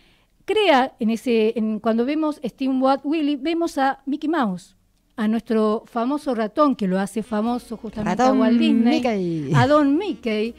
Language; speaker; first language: Spanish; native; Spanish